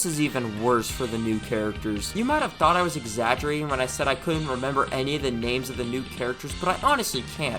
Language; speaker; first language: English; native; English